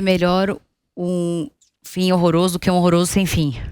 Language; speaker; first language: Portuguese; native; Portuguese